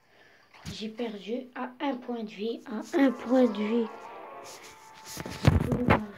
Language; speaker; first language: French; native; French